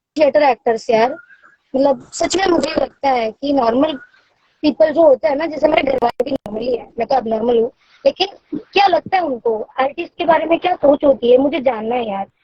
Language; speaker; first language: Hindi; non-native, local second language; Marathi